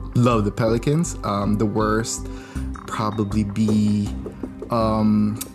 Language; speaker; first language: English; non-native, local second language; Filipino